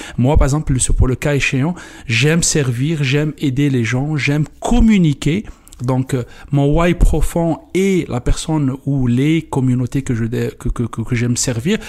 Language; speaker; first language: French; non-native, local second language; Kabyle